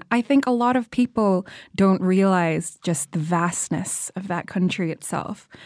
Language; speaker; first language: English; non-native, fluent; Indonesian